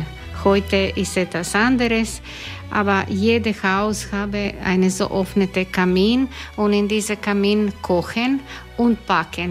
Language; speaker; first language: German; non-native, learner; Croatian